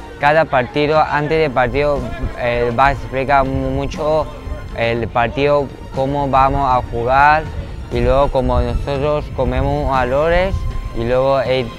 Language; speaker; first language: Spanish; non-native, learner; Chinese